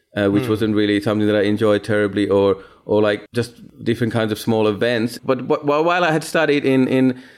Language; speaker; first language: English; non-native, fluent; Finnish